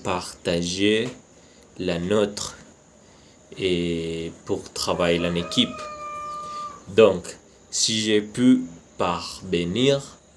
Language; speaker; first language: French; non-native, learner; Spanish